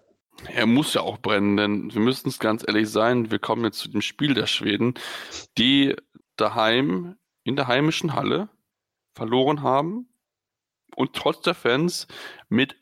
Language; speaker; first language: German; native; German